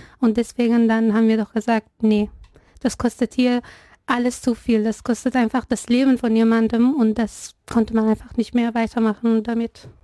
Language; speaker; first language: German; non-native, fluent; Persian